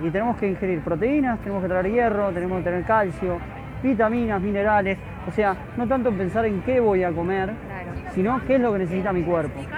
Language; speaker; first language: Spanish; native; Spanish